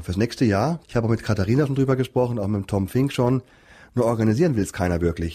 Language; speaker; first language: German; native; German